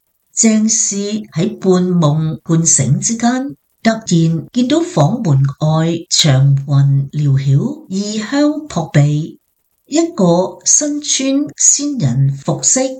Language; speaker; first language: Chinese; native; Chinese